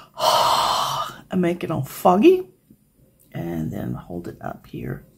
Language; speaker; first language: English; native; English